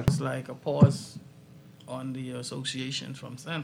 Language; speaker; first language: English; native; English